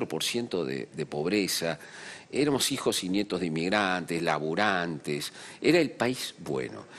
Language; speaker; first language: Spanish; native; Spanish